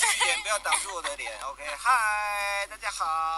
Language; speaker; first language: Chinese; native; Chinese